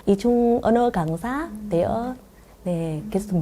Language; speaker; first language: Korean; non-native, learner; Vietnamese